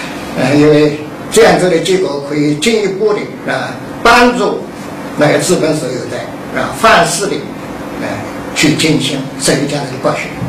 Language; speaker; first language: Chinese; native; Chinese